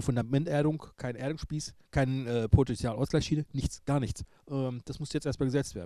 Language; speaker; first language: German; native; German